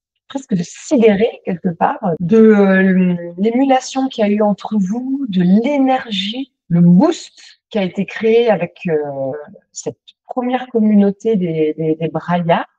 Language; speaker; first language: French; native; French